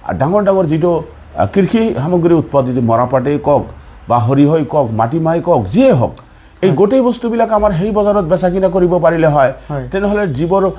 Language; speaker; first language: Assamese; non-native, local second language; Bangla